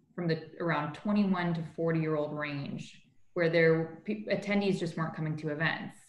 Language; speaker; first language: English; native; English